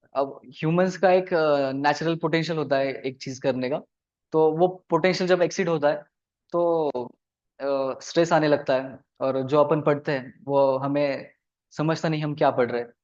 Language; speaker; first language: Hindi; non-native, local second language; Marathi